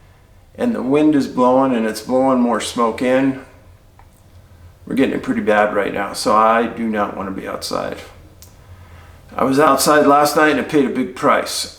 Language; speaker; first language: English; native; English